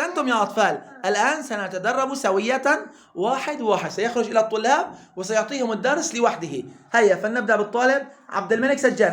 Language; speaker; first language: Arabic; native; Arabic